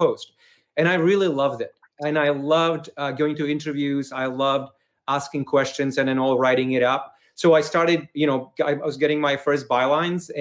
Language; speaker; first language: English; non-native, fluent; Czech